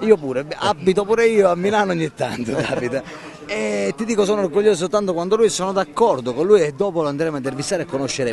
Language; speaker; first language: Italian; native; Italian